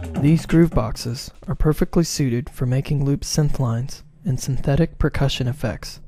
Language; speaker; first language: English; native; English